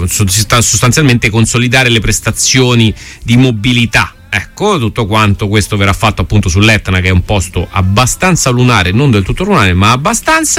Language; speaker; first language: Italian; native; Italian